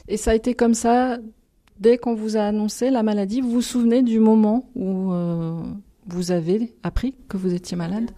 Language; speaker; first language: French; native; French